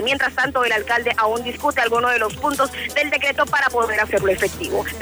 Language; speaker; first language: Spanish; native; Spanish